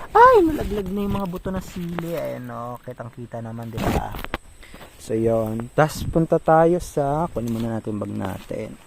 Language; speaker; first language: Filipino; non-native, local second language; Bikol